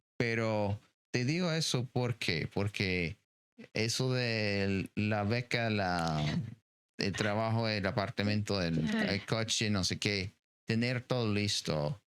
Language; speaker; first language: Spanish; non-native, fluent; English